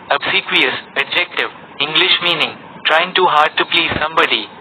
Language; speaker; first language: English; non-native, local second language; Bangla